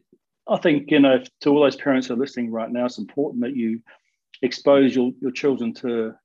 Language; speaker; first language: English; native; English